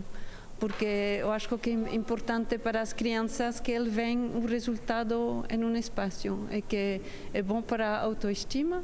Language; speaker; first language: Portuguese; non-native, learner; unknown